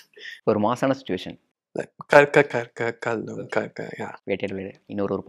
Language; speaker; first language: Tamil; native; Tamil